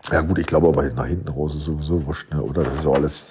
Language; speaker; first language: German; native; German